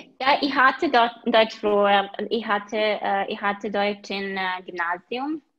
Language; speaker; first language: German; non-native, learner; Serbian